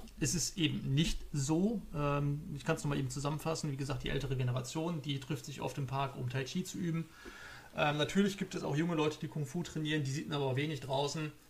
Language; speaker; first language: German; native; German